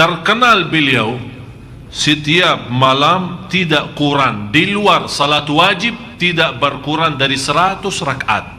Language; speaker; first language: Indonesian; non-native, fluent; Arabic